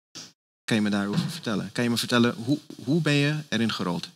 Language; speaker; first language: Dutch; native; Dutch